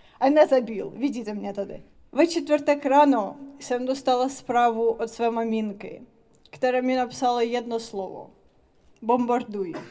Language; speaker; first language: Czech; non-native, fluent; Ukrainian